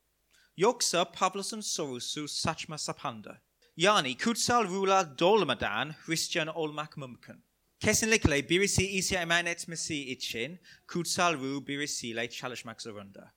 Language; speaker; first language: Turkish; non-native, fluent; English